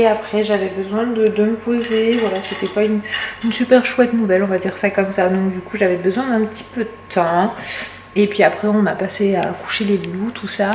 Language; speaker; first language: French; native; French